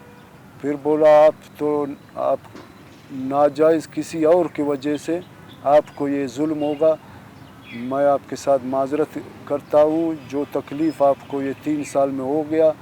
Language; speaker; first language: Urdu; non-native, local second language; Baluchi